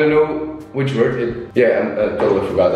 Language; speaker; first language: English; non-native, fluent; Dutch